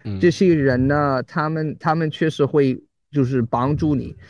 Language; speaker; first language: Chinese; non-native, learner; English